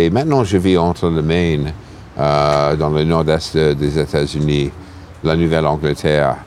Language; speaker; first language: French; non-native, fluent; English